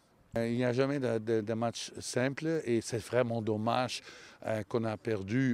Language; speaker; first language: French; non-native, local second language; Dutch